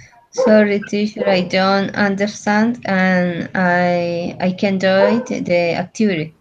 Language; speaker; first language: English; non-native, learner; Spanish